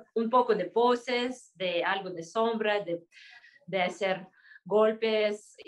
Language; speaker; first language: Spanish; non-native, fluent; Kyrgyz